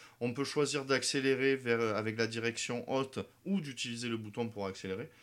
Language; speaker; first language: French; native; French